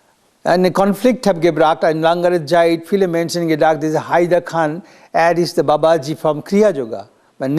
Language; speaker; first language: German; non-native, learner; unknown